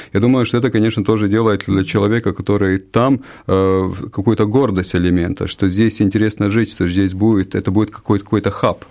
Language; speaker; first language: Russian; non-native, local second language; Latvian